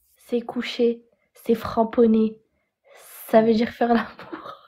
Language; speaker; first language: French; native; French